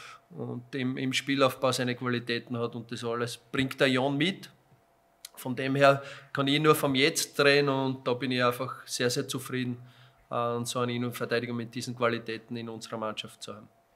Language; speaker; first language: German; native; German